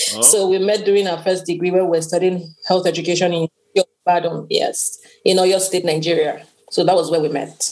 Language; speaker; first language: English; non-native, local second language; Yoruba